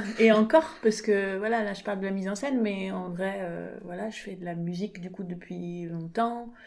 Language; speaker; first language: French; native; French